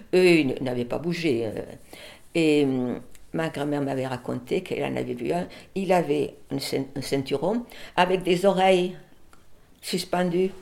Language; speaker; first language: French; early bilingual, other home language; Spanish